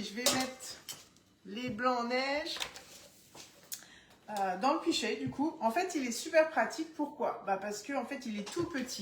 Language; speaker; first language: French; native; French